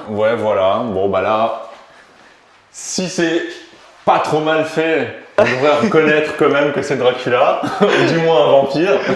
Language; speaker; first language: French; early bilingual, other home language; Romanian